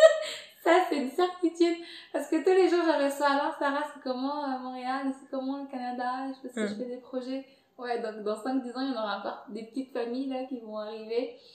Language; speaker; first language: French; non-native, fluent; Portuguese